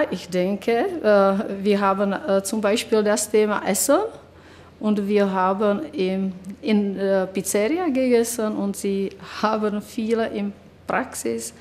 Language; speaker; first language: German; non-native, fluent; Czech